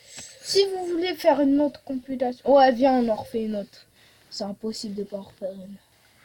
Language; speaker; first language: French; native; French